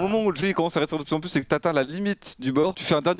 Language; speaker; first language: French; native; French